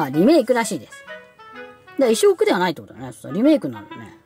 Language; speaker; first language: Japanese; native; Japanese